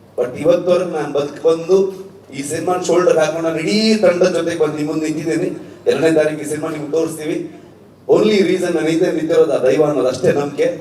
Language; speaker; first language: Kannada; native; Kannada